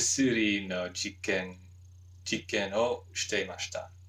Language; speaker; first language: Japanese; non-native, learner; English